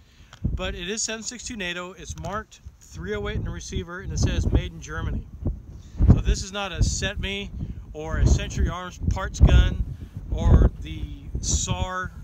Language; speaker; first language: English; native; English